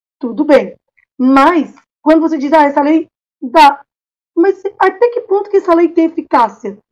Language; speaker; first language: Portuguese; non-native, local second language; Kabuverdianu